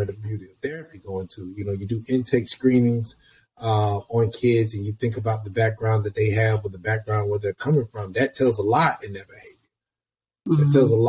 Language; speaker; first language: English; native; English